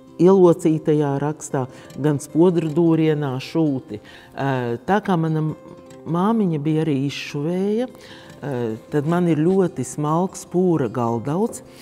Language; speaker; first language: Latvian; native; Latvian